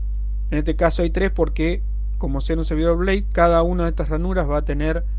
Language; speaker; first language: Spanish; native; Spanish